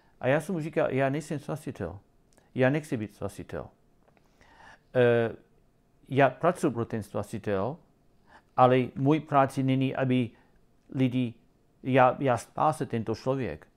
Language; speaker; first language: Czech; non-native, learner; English